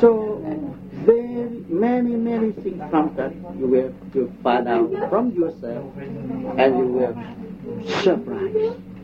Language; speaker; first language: English; non-native, learner; Vietnamese